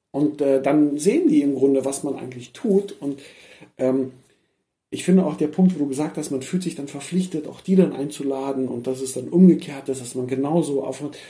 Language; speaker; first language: German; early bilingual, other home language; Persian